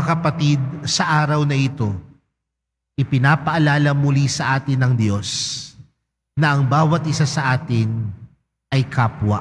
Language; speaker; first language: Filipino; native; Filipino